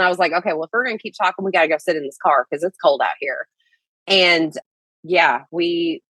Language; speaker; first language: English; native; English